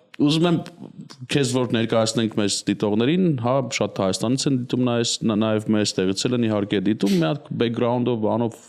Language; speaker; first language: Armenian; native; Armenian